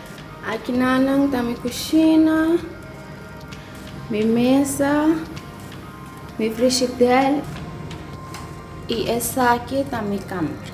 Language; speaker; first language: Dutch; non-native, local second language; Papiamento